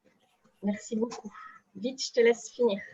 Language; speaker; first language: French; native; French